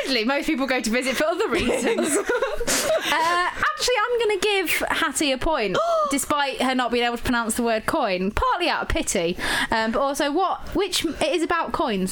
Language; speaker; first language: English; native; English